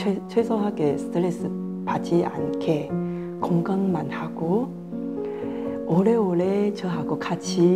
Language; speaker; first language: Korean; non-native, learner; Chinese